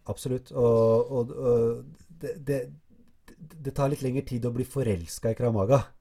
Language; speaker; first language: Norwegian; early bilingual, other home language; Arabic